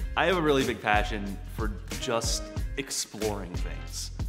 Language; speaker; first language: English; native; English